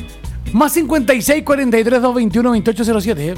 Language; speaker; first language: Spanish; native; Spanish